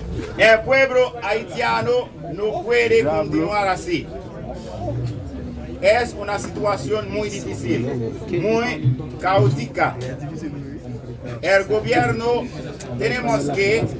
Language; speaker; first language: Spanish; non-native, learner; Haitian Creole